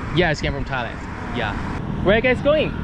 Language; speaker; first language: English; non-native, learner; Thai